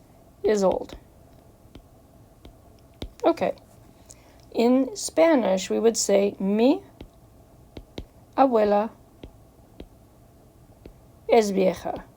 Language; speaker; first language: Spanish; non-native, fluent; English